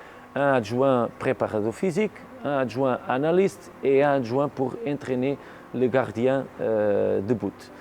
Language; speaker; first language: French; non-native, learner; Portuguese